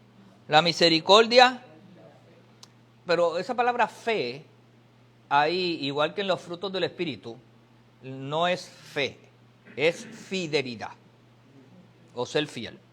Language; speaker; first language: Spanish; native; Spanish